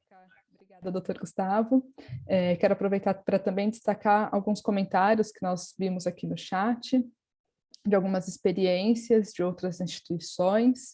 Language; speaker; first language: Portuguese; native; Portuguese